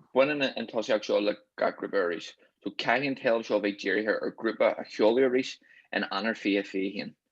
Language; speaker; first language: Irish; native; Irish